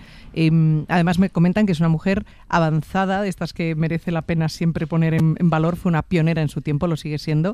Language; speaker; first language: Spanish; native; Spanish